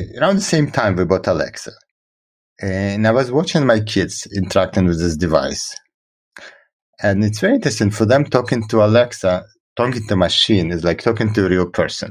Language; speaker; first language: English; non-native, fluent; Russian